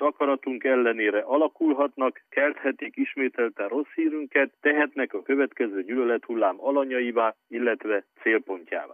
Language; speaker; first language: Hungarian; native; Hungarian